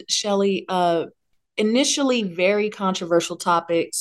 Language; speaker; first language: English; native; English